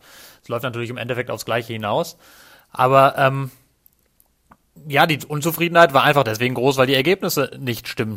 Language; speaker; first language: German; native; German